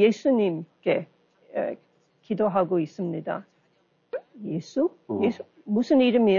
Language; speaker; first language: Korean; non-native, learner; English